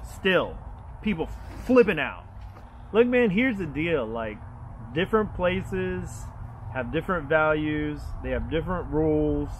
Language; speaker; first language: English; native; English